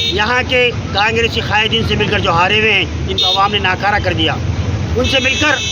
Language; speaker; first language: Hindi; native; Hindi